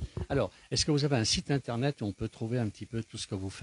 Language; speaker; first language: French; native; French